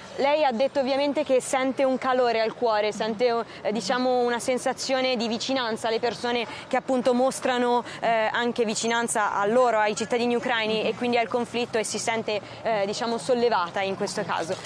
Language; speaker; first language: Italian; native; Italian